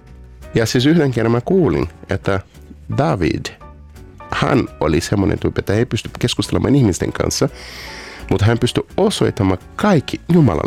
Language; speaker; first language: Finnish; non-native, fluent; Portuguese